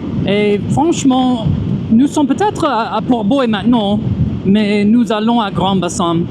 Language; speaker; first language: French; non-native, fluent; English